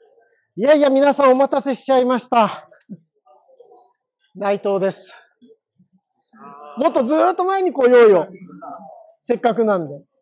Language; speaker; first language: Japanese; native; Japanese